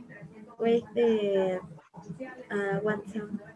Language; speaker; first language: English; non-native, learner; Spanish